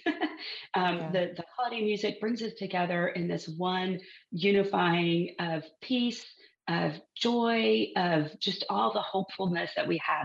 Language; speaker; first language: English; native; English